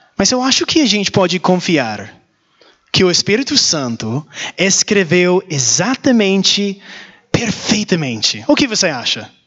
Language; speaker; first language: Portuguese; non-native, learner; English